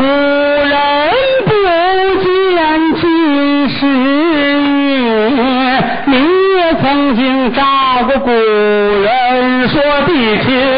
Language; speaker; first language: Chinese; native; Chinese